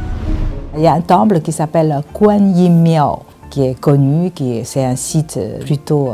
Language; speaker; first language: French; non-native, fluent; Chinese